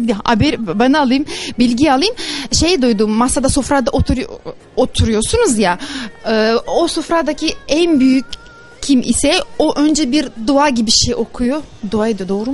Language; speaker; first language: Turkish; non-native, learner; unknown